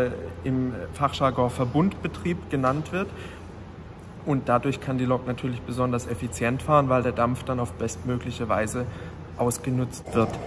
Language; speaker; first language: German; native; German